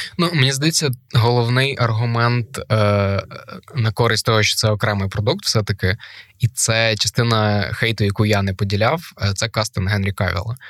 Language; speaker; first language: Ukrainian; native; Ukrainian